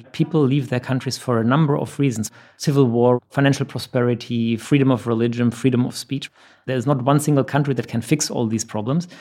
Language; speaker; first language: English; non-native, fluent; German